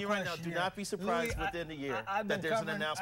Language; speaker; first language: English; native; English